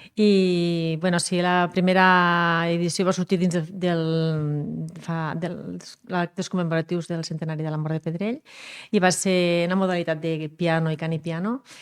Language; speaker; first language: Catalan; native; Catalan